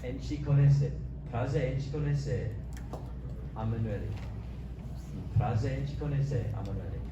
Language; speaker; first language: Portuguese; non-native, learner; English